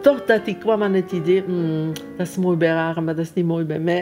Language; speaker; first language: Dutch; non-native, fluent; French